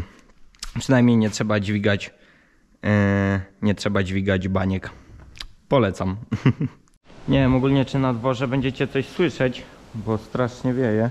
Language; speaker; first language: Polish; native; Polish